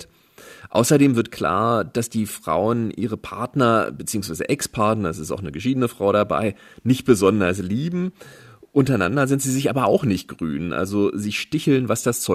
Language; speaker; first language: German; native; German